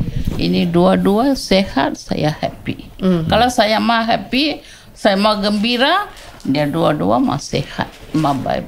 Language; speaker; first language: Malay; non-native, local second language; Tamil